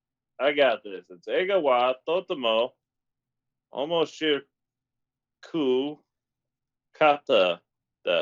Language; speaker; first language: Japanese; non-native, learner; English